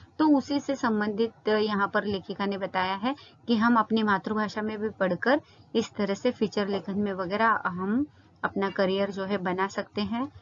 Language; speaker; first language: Hindi; non-native, local second language; Marathi